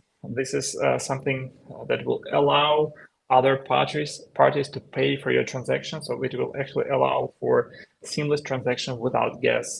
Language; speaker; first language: English; non-native, fluent; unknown